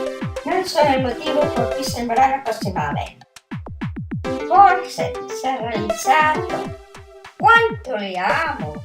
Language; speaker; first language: Italian; non-native, learner; Catalan